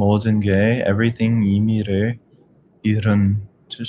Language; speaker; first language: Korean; non-native, learner; English